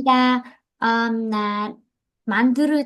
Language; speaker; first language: Korean; non-native, learner; Vietnamese